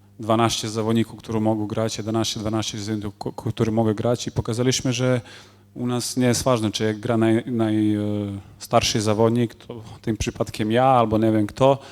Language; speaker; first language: Polish; non-native, fluent; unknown